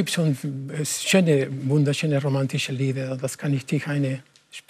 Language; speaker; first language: German; non-native, learner; Spanish